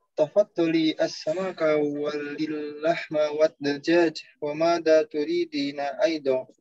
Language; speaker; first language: Arabic; non-native, learner; Indonesian